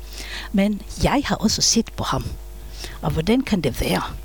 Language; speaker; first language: Danish; non-native, fluent; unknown